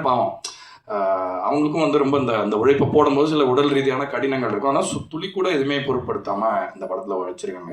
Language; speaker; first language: Tamil; native; Tamil